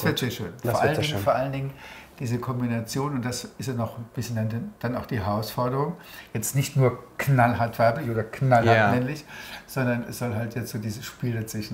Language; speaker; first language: German; native; German